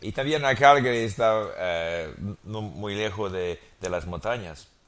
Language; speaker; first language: Spanish; non-native, learner; English